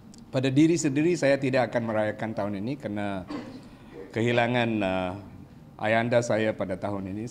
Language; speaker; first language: Malay; non-native, local second language; Tamil